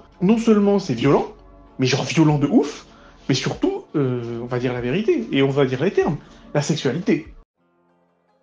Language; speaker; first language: French; native; French